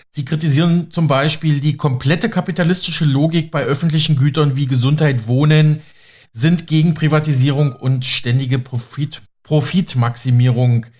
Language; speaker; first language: German; native; German